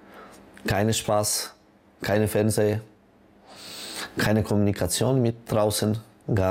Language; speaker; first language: German; non-native, local second language; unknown